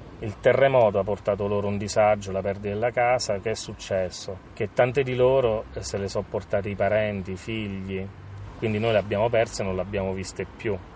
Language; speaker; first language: Italian; native; Italian